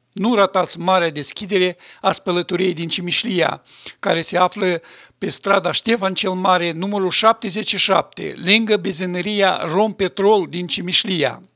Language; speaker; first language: Romanian; native; Romanian